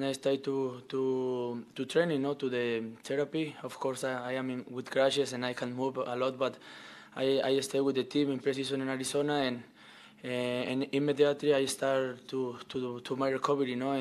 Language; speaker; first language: English; non-native, learner; Spanish